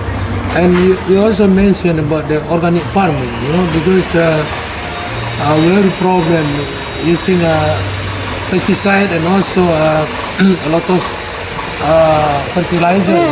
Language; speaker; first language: English; non-native, learner; Indonesian